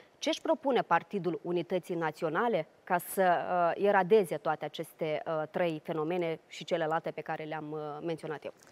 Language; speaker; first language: Romanian; native; Romanian